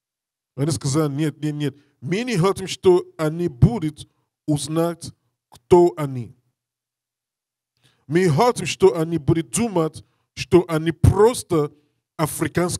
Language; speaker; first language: Russian; non-native, learner; English